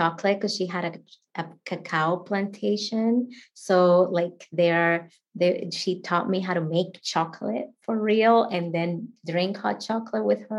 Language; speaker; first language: English; non-native, fluent; Spanish